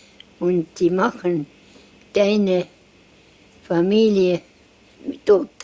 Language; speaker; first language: German; non-native, learner; Estonian